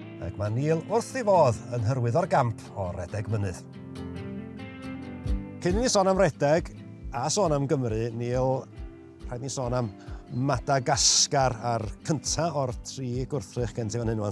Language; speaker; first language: Welsh; native; Welsh